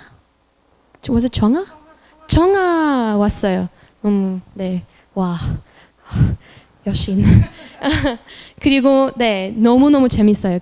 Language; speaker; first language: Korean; non-native, fluent; French